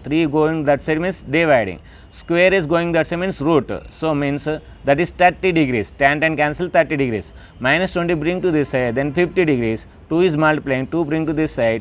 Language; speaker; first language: English; non-native, local second language; Telugu